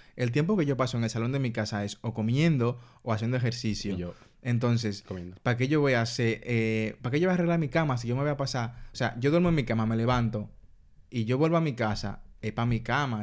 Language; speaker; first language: Spanish; native; Spanish